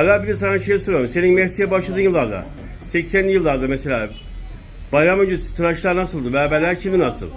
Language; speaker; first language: Turkish; native; Turkish